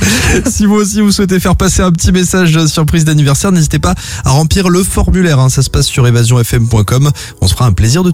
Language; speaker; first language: French; native; French